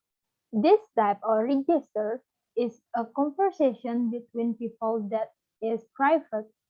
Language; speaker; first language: English; non-native, learner; Balinese